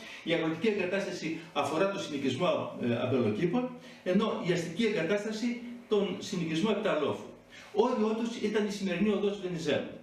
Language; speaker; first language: Greek; native; Greek